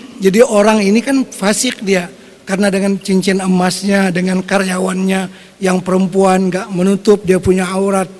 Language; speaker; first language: Indonesian; non-native, local second language; Banjar